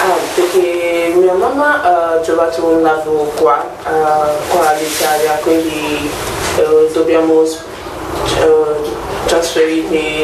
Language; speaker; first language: Italian; non-native, learner; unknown